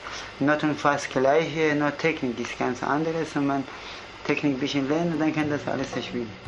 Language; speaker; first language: German; non-native, fluent; Kurdish